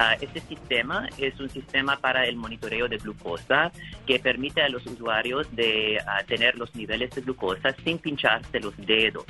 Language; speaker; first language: Spanish; non-native, learner; English